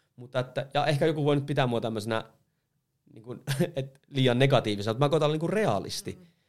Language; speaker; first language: Finnish; native; Finnish